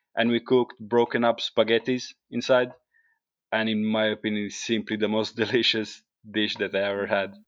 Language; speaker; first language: English; non-native, fluent; Italian